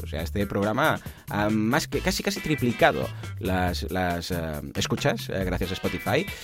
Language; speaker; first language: Spanish; native; Spanish